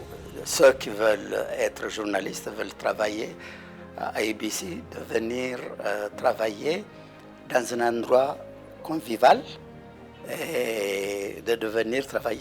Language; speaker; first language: French; non-native, fluent; Amharic